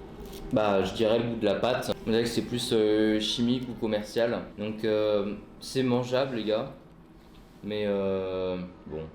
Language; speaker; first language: French; native; French